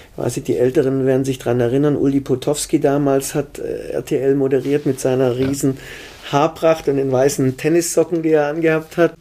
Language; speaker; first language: German; native; German